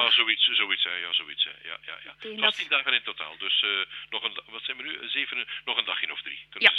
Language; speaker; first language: Dutch; native; Dutch